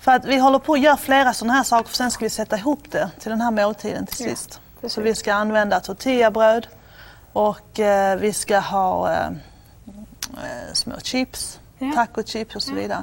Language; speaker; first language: Swedish; native; Swedish